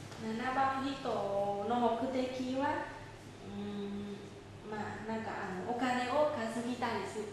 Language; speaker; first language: Japanese; non-native, fluent; Vietnamese